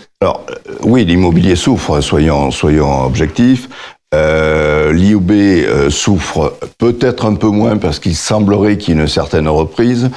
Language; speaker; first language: French; native; French